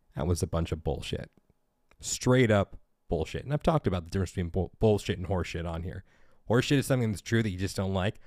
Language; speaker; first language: English; native; English